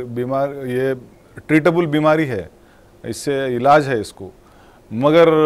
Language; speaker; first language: Hindi; non-native, local second language; Telugu